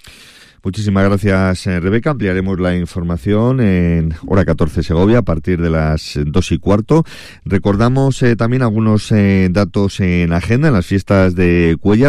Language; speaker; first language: Spanish; native; Spanish